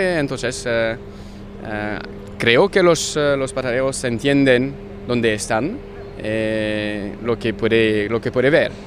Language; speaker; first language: Spanish; non-native, learner; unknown